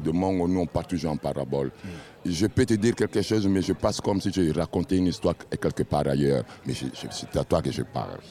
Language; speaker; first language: French; non-native, local second language; Lingala